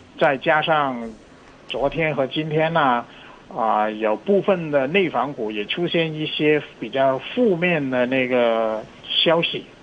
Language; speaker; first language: Chinese; non-native, local second language; Cantonese